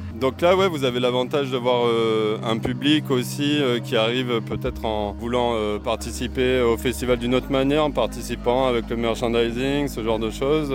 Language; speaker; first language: French; native; French